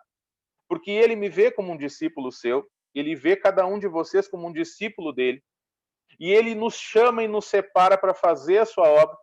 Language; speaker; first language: Portuguese; native; Portuguese